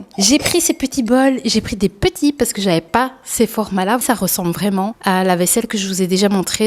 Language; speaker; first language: French; native; French